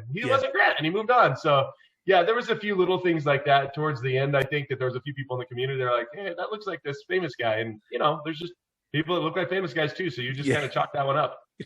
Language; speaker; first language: English; native; English